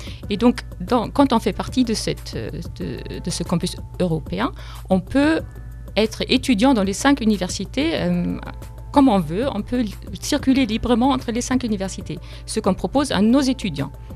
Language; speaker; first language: French; non-native, fluent; German